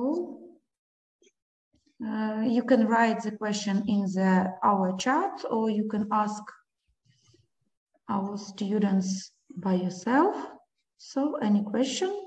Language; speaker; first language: English; non-native, learner; Ukrainian